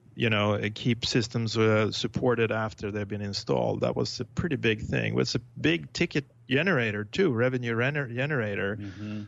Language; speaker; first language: English; non-native, fluent; Swedish